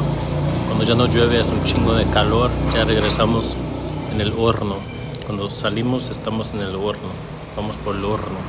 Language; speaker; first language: Spanish; non-native, fluent; Chinese